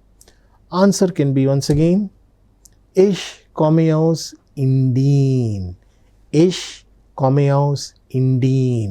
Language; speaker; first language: German; non-native, fluent; Telugu